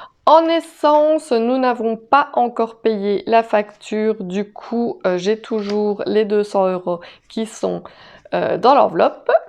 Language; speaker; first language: French; native; French